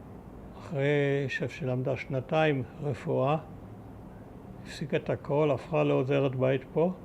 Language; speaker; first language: Hebrew; early bilingual, other home language; German